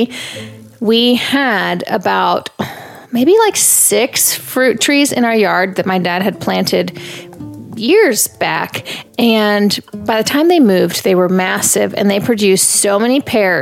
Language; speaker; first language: English; native; English